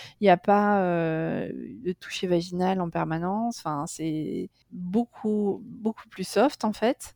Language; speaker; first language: French; native; French